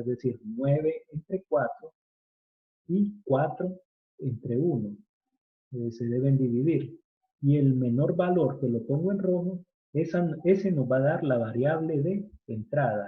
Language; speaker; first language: Spanish; native; Spanish